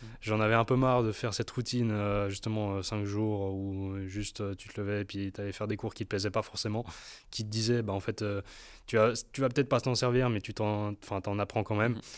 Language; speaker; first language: French; native; French